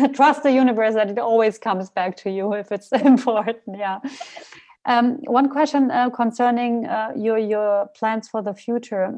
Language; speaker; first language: English; non-native, fluent; German